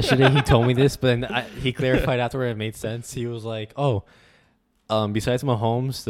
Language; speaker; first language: English; native; English